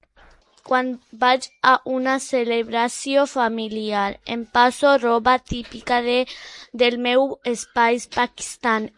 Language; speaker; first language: Catalan; non-native, learner; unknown